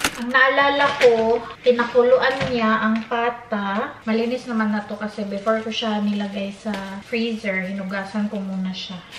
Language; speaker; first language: Filipino; non-native, local second language; Cebuano